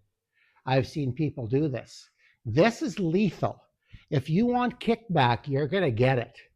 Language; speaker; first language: English; native; English